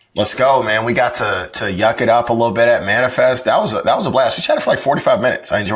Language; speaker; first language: English; native; English